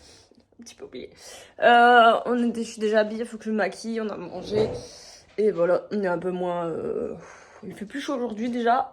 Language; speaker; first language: French; native; French